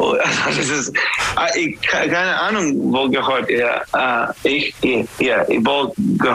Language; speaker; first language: German; non-native, learner; English